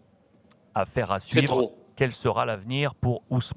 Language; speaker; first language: French; native; French